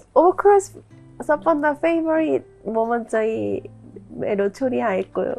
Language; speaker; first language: Nepali; non-native, learner; Korean